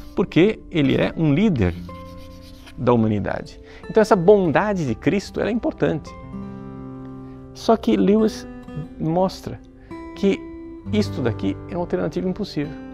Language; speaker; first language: Portuguese; native; Portuguese